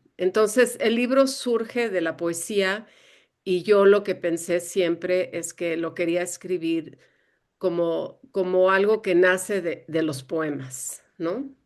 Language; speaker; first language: Spanish; early bilingual, other home language; English